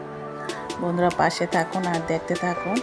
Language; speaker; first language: Bangla; native; Bangla